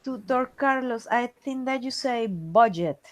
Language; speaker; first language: English; non-native, fluent; Spanish